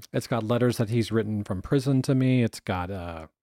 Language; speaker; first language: English; native; English